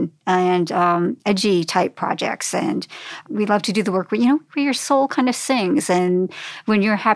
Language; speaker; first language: English; native; English